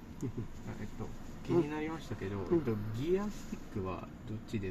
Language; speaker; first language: Japanese; non-native, fluent; Filipino